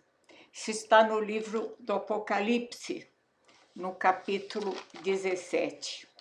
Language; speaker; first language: Portuguese; native; Portuguese